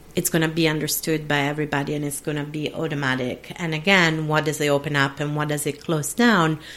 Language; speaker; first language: English; non-native, fluent; Italian